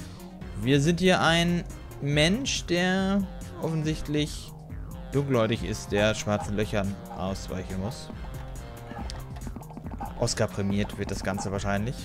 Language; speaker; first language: German; native; German